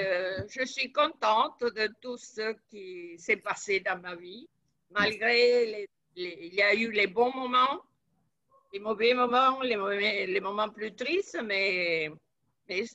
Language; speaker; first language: French; non-native, fluent; Spanish